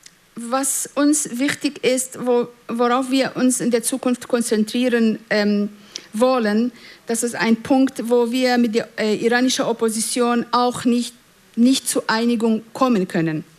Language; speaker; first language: German; non-native, fluent; Central Kurdish